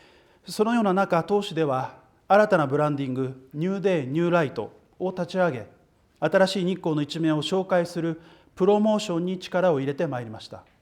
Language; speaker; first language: Japanese; native; Japanese